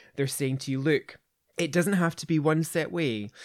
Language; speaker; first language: English; native; English